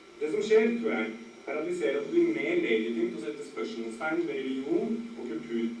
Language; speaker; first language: Norwegian; native; Norwegian